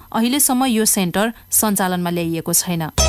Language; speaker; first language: Nepali; native; Nepali